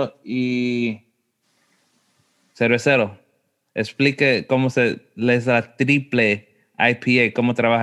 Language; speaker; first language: Spanish; early bilingual, heritage; Spanish